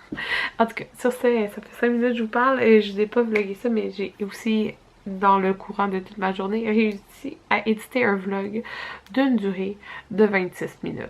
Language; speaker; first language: French; native; French